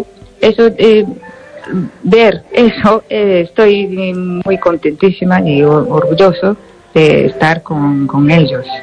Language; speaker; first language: Spanish; non-native, learner; Japanese